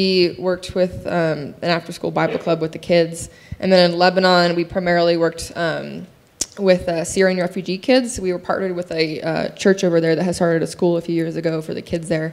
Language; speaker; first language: English; native; English